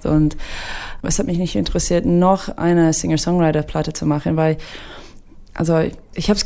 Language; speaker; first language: German; non-native, fluent; English